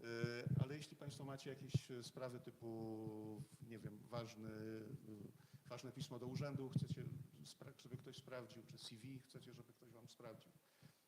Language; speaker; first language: Polish; native; Polish